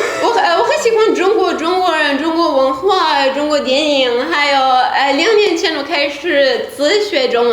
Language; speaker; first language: Chinese; non-native, learner; Persian